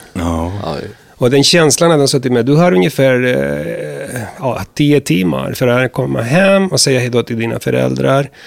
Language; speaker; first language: Swedish; non-native, fluent; Spanish